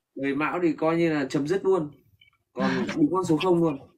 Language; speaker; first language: Vietnamese; native; Vietnamese